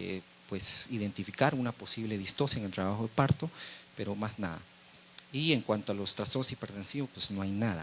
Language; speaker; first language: Spanish; native; Spanish